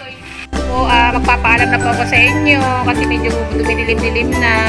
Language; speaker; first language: Filipino; native; Filipino